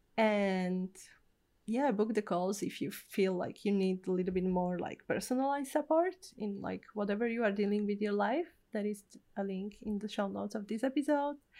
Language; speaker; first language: English; non-native, fluent; Czech